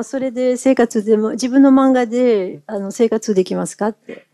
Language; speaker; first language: Japanese; non-native, fluent; French